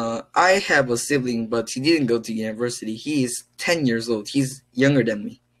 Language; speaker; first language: English; non-native, learner; Korean